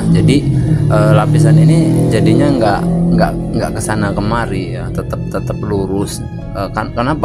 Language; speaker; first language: Indonesian; native; Indonesian